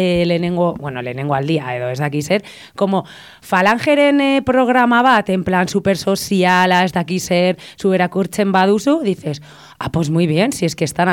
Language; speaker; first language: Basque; non-native, local second language; Spanish